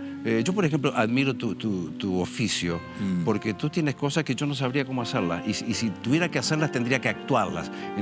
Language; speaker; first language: Spanish; native; Spanish